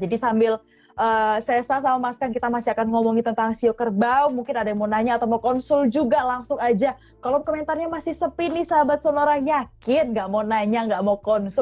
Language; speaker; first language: Indonesian; native; Indonesian